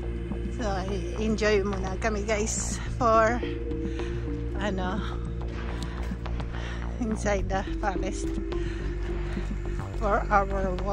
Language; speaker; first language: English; non-native, local second language; Filipino